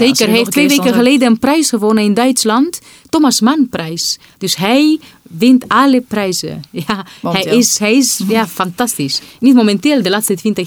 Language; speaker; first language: Dutch; non-native, fluent; Romanian